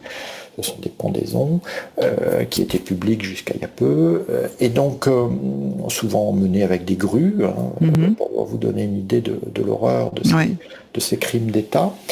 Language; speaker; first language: French; native; French